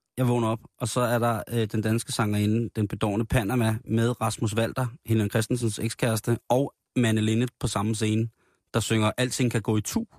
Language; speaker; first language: Danish; native; Danish